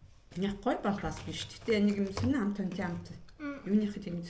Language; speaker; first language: Mongolian; native; Mongolian